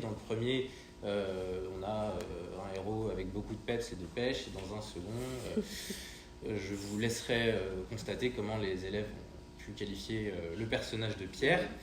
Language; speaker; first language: French; native; French